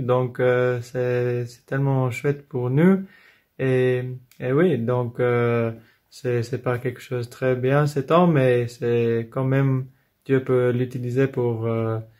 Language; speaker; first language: French; non-native, fluent; English